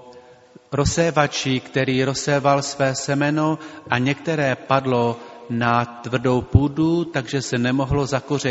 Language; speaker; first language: Czech; native; Czech